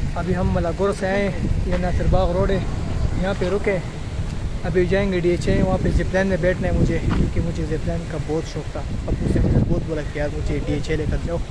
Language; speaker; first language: Urdu; non-native, local second language; Pashto